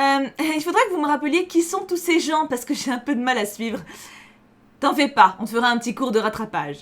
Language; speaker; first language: French; native; French